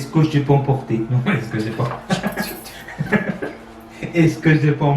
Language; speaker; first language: French; non-native, learner; Sinhala